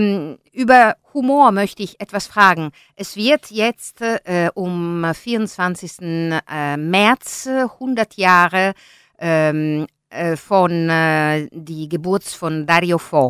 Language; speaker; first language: German; non-native, learner; Italian